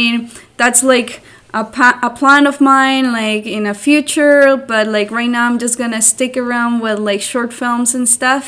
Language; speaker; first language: English; non-native, fluent; Spanish